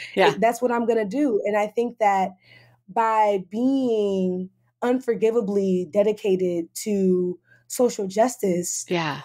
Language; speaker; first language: English; native; English